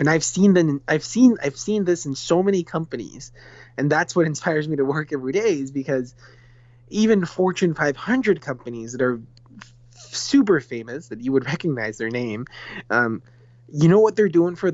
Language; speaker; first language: English; non-native, fluent; Spanish